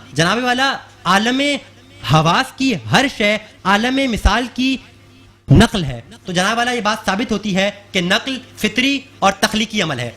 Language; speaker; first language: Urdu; native; Urdu